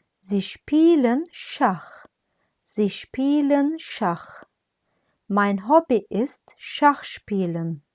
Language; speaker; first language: German; non-native, fluent; Turkish